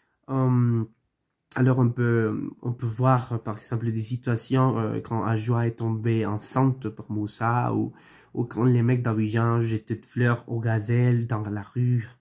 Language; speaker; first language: French; non-native, learner; Spanish